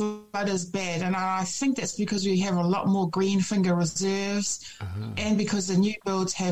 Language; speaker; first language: English; native; English